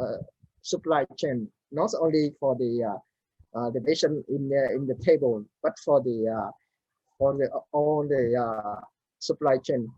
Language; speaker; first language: English; non-native, learner; Vietnamese